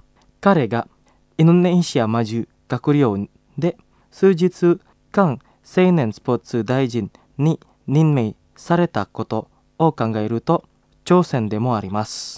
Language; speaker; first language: Japanese; non-native, fluent; Indonesian